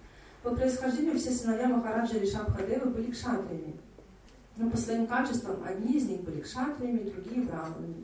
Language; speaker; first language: Russian; native; Russian